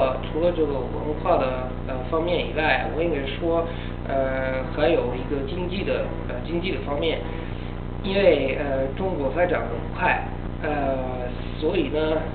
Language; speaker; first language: Chinese; non-native, learner; Italian